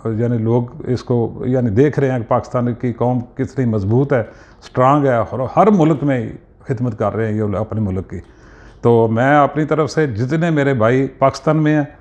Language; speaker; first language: Urdu; non-native, local second language; Punjabi